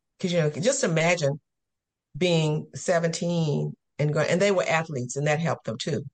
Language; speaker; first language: English; native; English